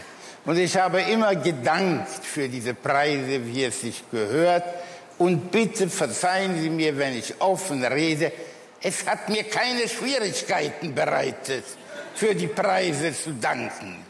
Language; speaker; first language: German; early bilingual, other home language; Polish